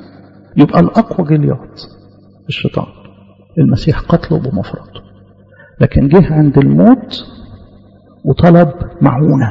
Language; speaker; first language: Arabic; native; Arabic